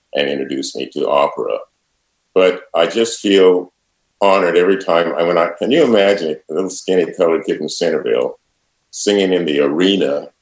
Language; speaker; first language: English; native; English